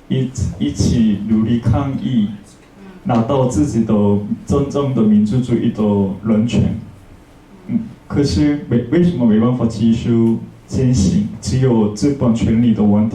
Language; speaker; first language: Chinese; non-native, learner; Korean